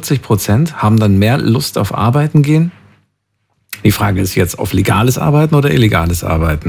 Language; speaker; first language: German; native; German